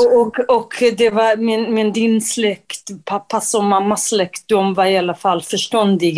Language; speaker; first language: Swedish; non-native, fluent; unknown